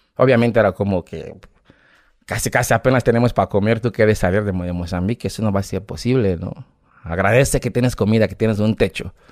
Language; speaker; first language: Spanish; non-native, fluent; Portuguese